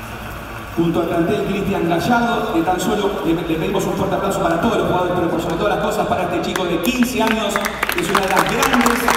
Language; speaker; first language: Spanish; native; Spanish